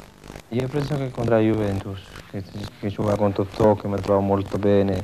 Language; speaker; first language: Italian; non-native, fluent; Spanish